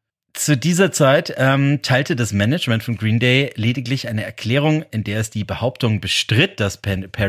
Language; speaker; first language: German; native; German